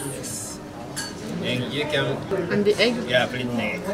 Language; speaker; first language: English; non-native, fluent; Japanese